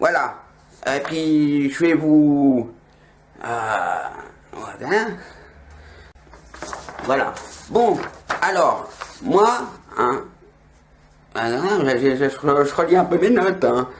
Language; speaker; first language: French; native; French